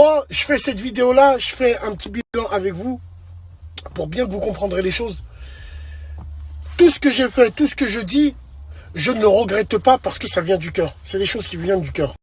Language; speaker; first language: French; native; French